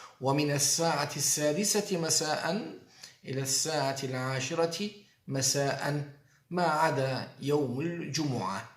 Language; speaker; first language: Arabic; non-native, fluent; Turkish